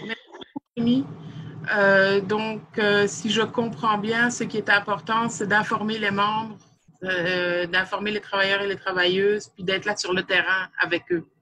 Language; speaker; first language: French; native; French